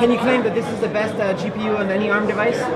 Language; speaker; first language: English; non-native, fluent; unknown